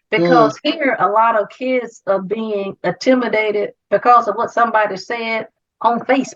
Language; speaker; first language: English; native; English